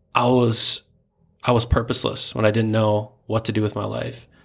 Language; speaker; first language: English; native; English